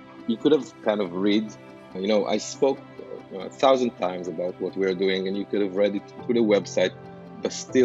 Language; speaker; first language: English; non-native, fluent; Hebrew